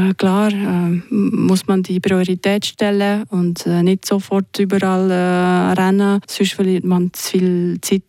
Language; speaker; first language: German; non-native, local second language; French